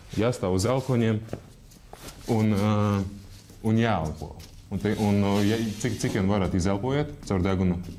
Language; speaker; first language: Latvian; non-native, fluent; Lithuanian